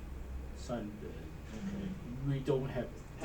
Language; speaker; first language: English; non-native, learner; Chinese